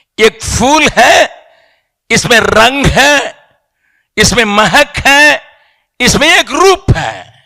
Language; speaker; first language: Hindi; non-native, local second language; Tamil